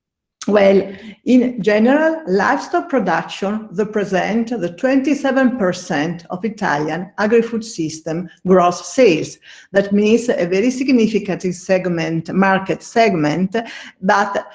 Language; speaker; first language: English; non-native, fluent; Italian